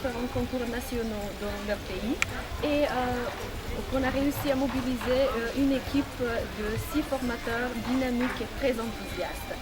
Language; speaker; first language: French; non-native, fluent; Macedonian